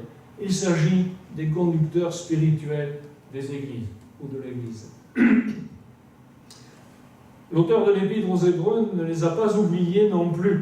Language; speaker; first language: French; native; French